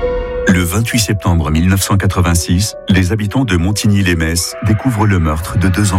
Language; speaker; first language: French; native; French